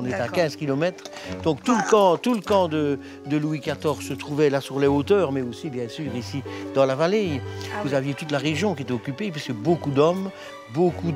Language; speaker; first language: French; native; French